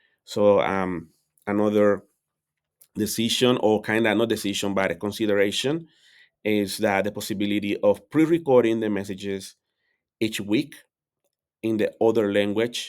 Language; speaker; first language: English; non-native, fluent; Spanish